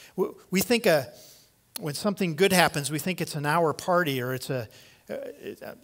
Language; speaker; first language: English; native; English